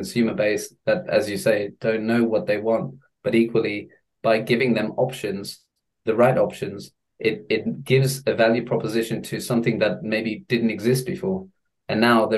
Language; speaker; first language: English; native; English